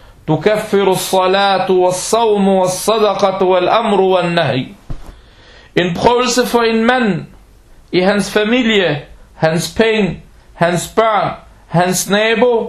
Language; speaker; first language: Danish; early bilingual, other home language; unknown